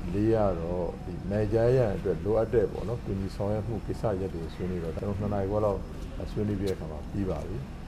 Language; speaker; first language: Burmese; non-native, local second language; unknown